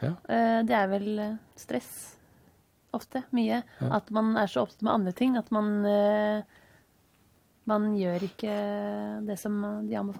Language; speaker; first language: Norwegian; native; Norwegian